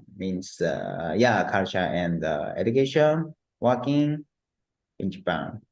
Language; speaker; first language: English; non-native, learner; Japanese